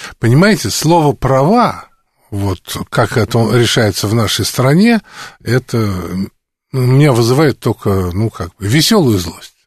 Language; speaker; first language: Russian; native; Russian